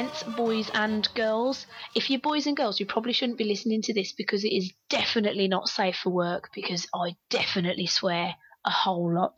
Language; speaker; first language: English; native; English